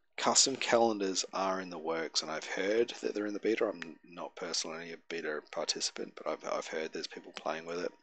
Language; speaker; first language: English; native; English